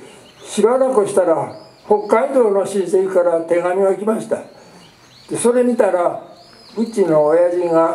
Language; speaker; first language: Japanese; native; Japanese